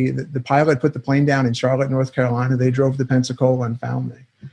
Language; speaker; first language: English; native; English